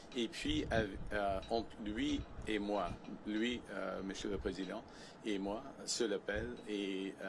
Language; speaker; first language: French; non-native, local second language; English